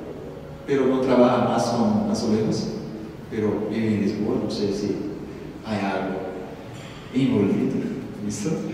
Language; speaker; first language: Spanish; non-native, learner; Portuguese